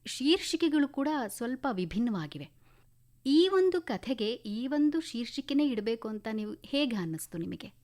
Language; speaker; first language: Kannada; native; Kannada